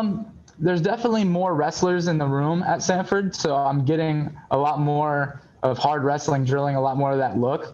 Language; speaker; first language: English; native; English